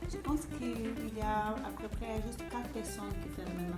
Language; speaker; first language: French; non-native, learner; Portuguese